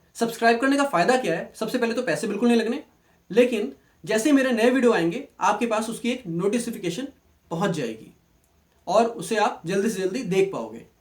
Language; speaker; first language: Hindi; native; Hindi